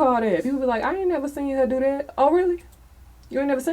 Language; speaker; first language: English; native; English